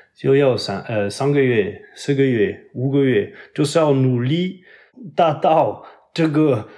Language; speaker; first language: Chinese; non-native, learner; French